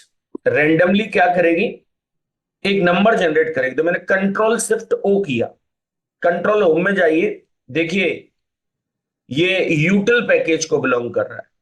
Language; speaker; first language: Hindi; native; Hindi